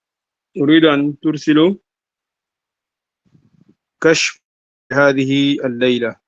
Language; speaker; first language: Arabic; non-native, fluent; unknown